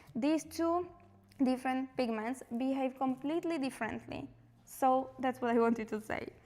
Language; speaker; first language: English; non-native, fluent; Slovak